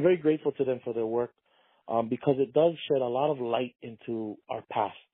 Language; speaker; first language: English; native; English